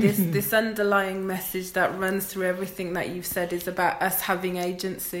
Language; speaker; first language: English; native; English